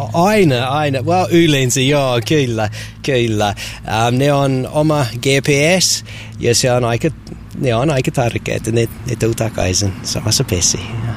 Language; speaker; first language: Finnish; non-native, fluent; English